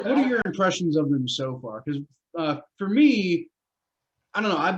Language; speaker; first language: English; native; English